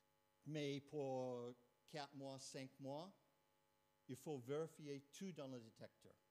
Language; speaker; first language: French; non-native, fluent; English